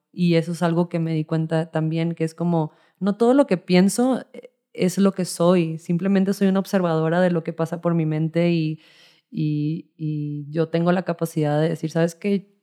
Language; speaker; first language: Spanish; native; Spanish